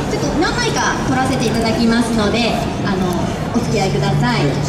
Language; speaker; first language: Japanese; native; Japanese